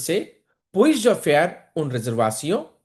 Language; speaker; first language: French; non-native, fluent; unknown